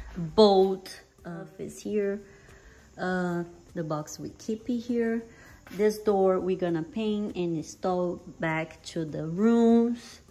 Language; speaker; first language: English; non-native, fluent; Portuguese